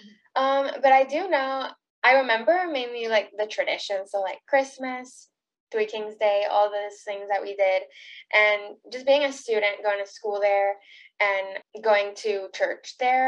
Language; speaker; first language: English; early bilingual, other home language; Spanish